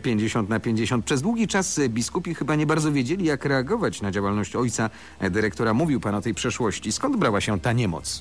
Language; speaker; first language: Polish; native; Polish